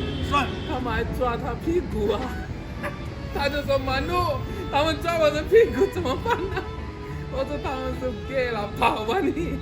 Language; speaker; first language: Chinese; non-native, fluent; Hindi